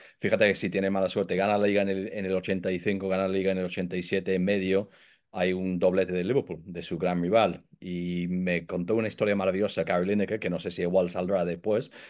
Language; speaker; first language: Spanish; non-native, fluent; English